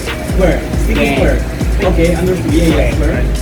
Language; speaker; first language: English; non-native, learner; Russian